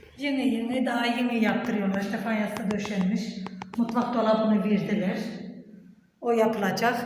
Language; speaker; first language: Turkish; native; Turkish